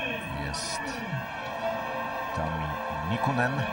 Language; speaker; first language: Polish; native; Polish